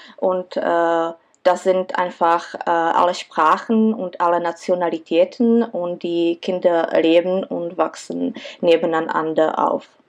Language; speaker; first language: German; non-native, fluent; Czech